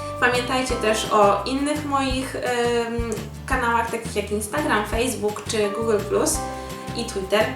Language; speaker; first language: Polish; native; Polish